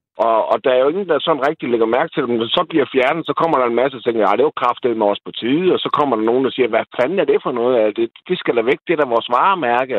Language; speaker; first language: Danish; native; Danish